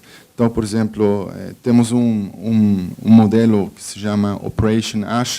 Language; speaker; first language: Portuguese; non-native, fluent; Spanish